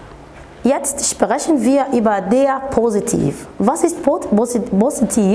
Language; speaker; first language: German; non-native, fluent; Arabic